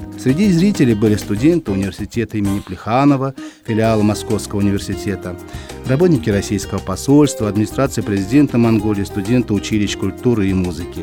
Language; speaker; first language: Russian; native; Russian